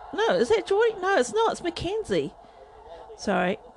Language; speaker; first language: English; native; English